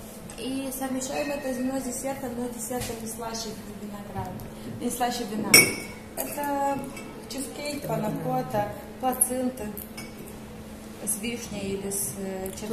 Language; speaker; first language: Russian; non-native, local second language; Romanian